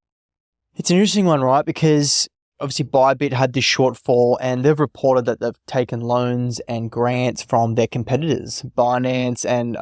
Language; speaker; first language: English; native; English